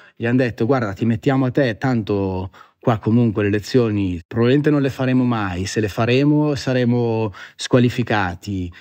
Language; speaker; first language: Italian; native; Italian